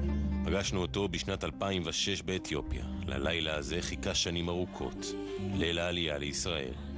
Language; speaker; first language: Hebrew; native; Hebrew